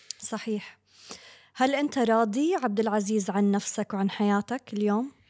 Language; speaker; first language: Arabic; native; Arabic